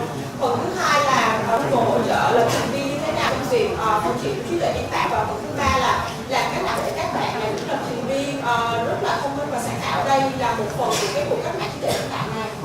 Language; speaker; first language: Vietnamese; native; Vietnamese